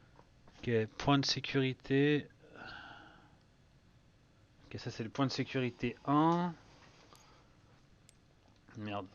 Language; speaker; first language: French; native; French